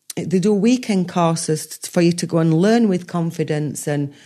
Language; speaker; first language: English; native; English